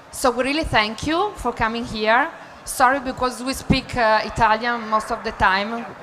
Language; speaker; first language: English; non-native, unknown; Italian